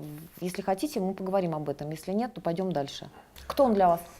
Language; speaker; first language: Russian; native; Russian